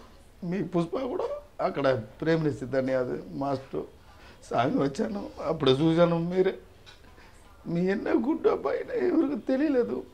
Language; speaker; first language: Telugu; non-native, local second language; Tamil